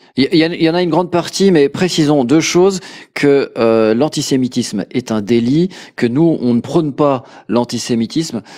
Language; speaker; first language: French; native; French